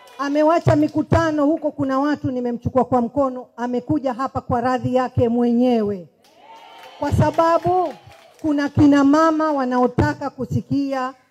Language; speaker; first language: Swahili; native; Swahili